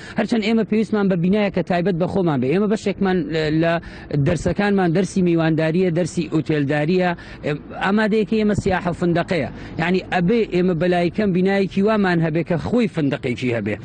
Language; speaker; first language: Central Kurdish; native; Central Kurdish